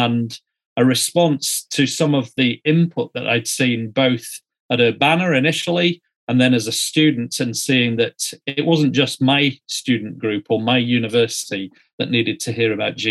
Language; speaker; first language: English; native; English